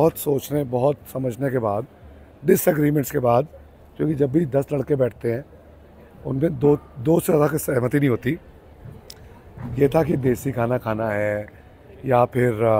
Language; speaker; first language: Hindi; native; Hindi